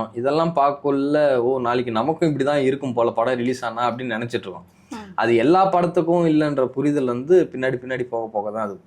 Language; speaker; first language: Tamil; native; Tamil